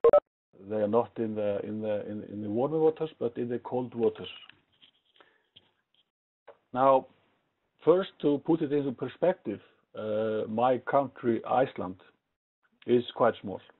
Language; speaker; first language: English; non-native, fluent; Icelandic